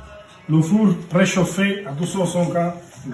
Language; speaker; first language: French; non-native, learner; Italian